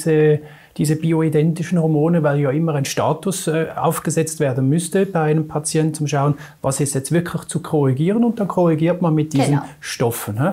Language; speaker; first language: German; native; German